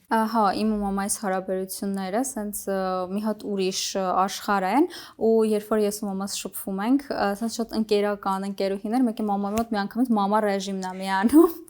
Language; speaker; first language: Armenian; native; Armenian